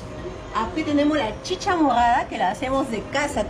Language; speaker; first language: Spanish; early bilingual, heritage; Spanish